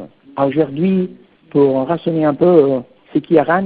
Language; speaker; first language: French; non-native, fluent; Italian